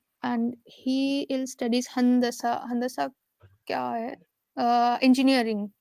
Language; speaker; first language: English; non-native, learner; Urdu